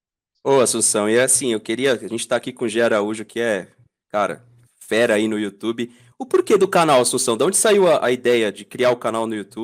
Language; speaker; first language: Portuguese; native; Portuguese